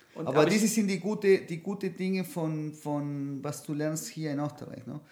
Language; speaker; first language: German; non-native, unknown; Spanish